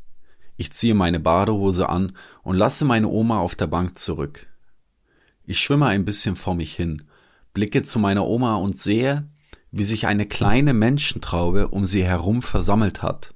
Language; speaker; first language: German; native; German